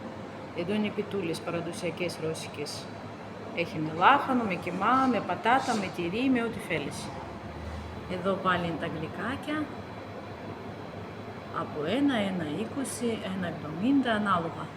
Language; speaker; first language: Greek; non-native, fluent; Russian